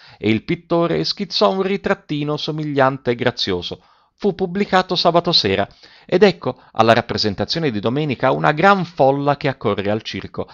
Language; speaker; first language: Italian; native; Italian